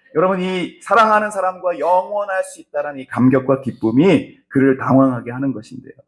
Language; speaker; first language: Korean; native; Korean